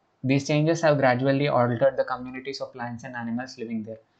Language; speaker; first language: English; non-native, local second language; Telugu